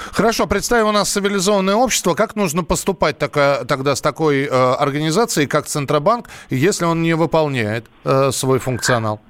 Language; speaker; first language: Russian; native; Russian